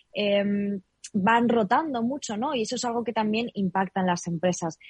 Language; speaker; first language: Spanish; native; Spanish